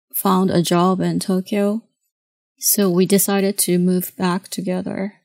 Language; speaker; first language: English; non-native, fluent; Japanese